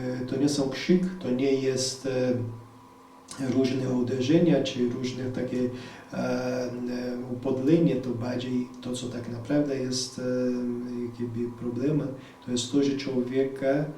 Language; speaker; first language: Polish; non-native, fluent; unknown